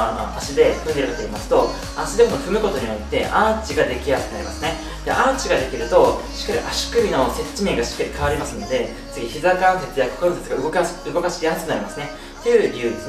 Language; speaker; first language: Japanese; native; Japanese